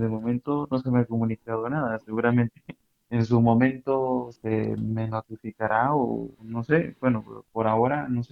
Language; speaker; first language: Spanish; native; Spanish